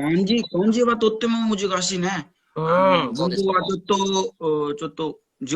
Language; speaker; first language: Japanese; non-native, learner; Hindi